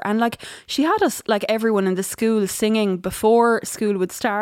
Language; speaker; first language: English; native; English